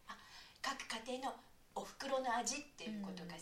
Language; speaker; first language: Japanese; native; Japanese